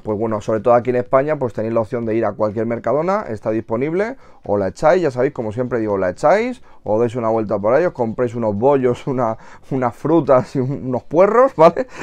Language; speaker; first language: Spanish; native; Spanish